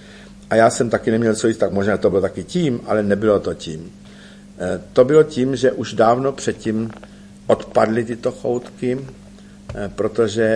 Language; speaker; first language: Czech; native; Czech